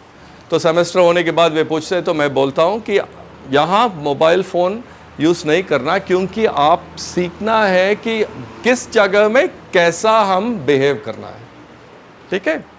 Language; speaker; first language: Hindi; non-native, local second language; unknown